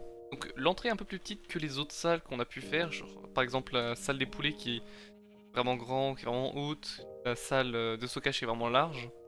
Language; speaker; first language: French; native; French